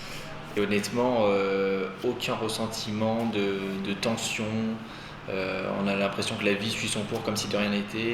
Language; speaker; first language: French; native; French